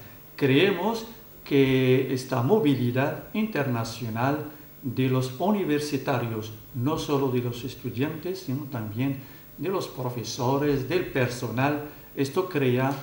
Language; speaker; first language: Spanish; non-native, fluent; Arabic